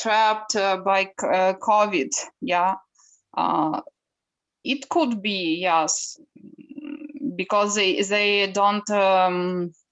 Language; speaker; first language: English; non-native, learner; Ukrainian